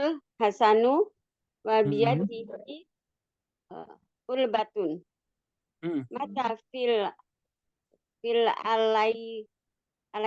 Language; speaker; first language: Arabic; non-native, learner; Indonesian